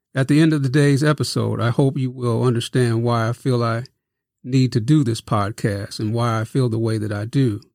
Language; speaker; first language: English; native; English